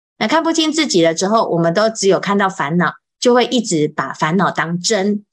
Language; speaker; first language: Chinese; native; Chinese